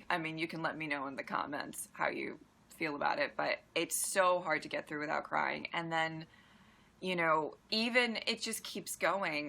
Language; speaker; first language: English; native; English